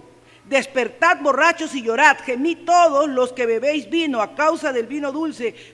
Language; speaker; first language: Spanish; native; Spanish